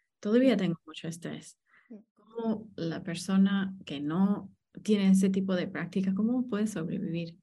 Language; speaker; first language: Spanish; non-native, fluent; English